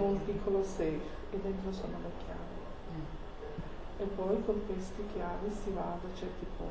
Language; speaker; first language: Italian; non-native, fluent; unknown